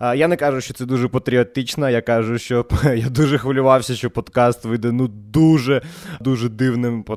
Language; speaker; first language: Ukrainian; non-native, local second language; Russian